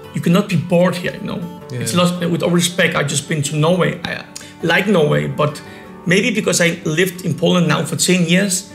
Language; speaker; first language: English; non-native, fluent; Polish